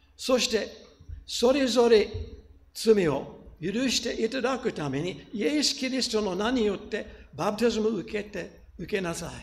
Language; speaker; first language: Japanese; non-native, fluent; English